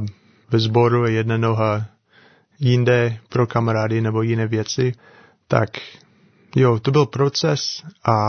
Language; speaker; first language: Czech; non-native, learner; English